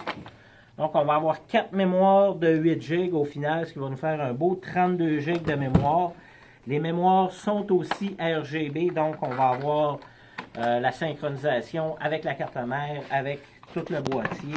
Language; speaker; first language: French; native; French